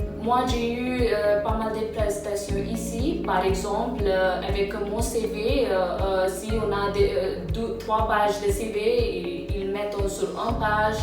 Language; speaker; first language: French; non-native, fluent; English